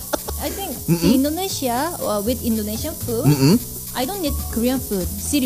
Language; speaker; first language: English; non-native, learner; Korean